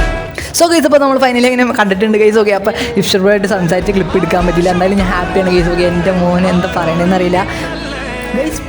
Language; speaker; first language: Malayalam; native; Malayalam